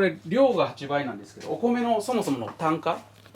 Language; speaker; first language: Japanese; native; Japanese